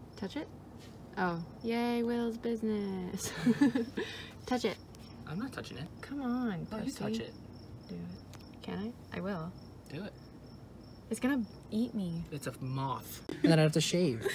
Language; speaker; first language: English; native; English